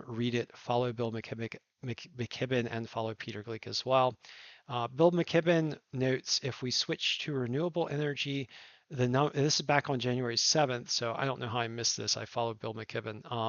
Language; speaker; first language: English; native; English